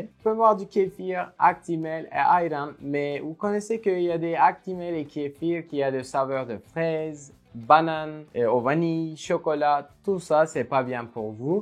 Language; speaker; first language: French; non-native, fluent; Turkish